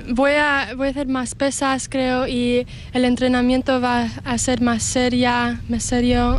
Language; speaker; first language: Spanish; early bilingual, heritage; English